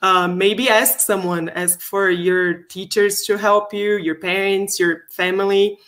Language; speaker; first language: English; non-native, fluent; Portuguese